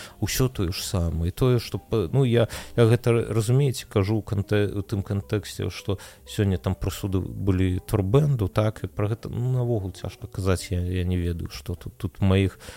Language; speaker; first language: Belarusian; non-native, local second language; Russian